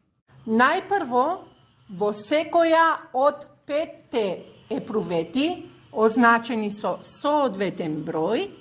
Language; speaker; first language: Macedonian; native; Macedonian